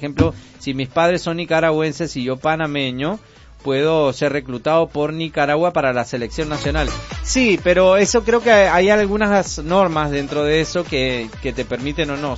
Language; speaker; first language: Spanish; native; Spanish